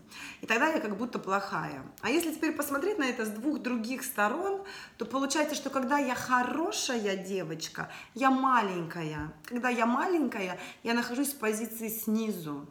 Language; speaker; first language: Russian; native; Russian